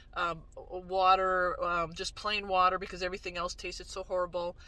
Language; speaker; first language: English; native; English